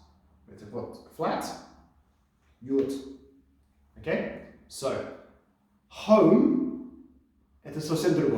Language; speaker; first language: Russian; non-native, fluent; English